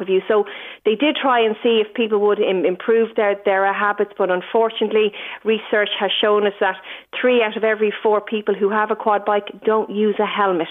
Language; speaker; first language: English; native; English